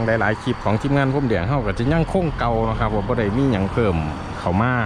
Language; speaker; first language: Thai; non-native, local second language; Lao